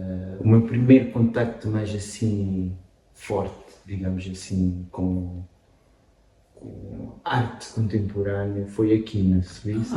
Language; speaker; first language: Portuguese; non-native, local second language; Kabuverdianu